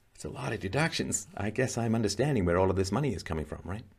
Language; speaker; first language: English; native; English